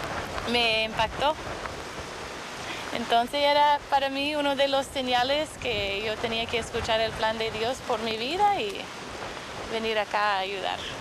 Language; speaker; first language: Spanish; non-native, fluent; English